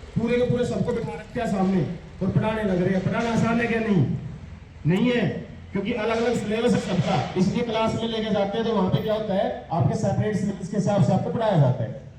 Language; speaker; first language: Hindi; native; Hindi